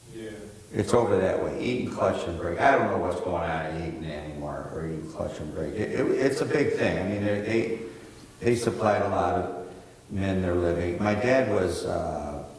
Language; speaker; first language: English; native; English